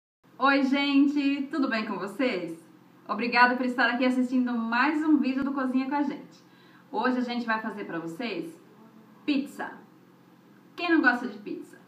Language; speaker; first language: Portuguese; native; Portuguese